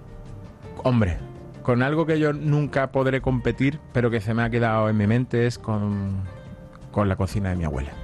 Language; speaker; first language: Spanish; native; Spanish